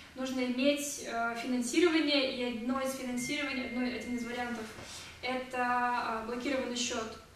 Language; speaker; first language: Russian; native; Russian